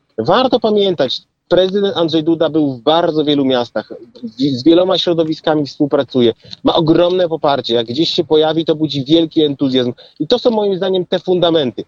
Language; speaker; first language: Polish; native; Polish